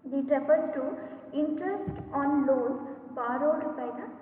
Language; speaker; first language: English; non-native, local second language; Kannada